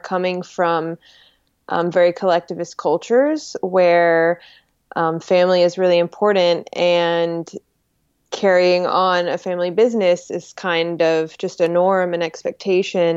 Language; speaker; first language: English; native; English